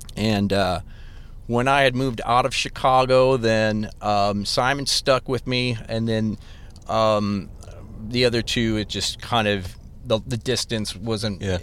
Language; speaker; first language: English; native; English